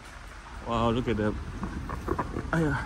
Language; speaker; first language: English; non-native, local second language; Malay